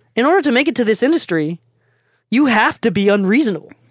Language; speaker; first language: English; non-native, fluent; Japanese